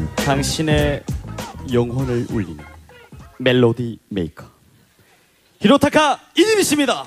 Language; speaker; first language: Korean; native; Korean